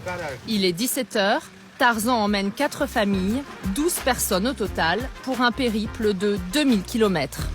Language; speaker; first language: French; native; French